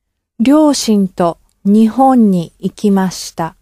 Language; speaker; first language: Japanese; non-native, learner; English